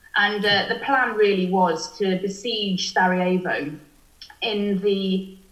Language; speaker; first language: English; native; English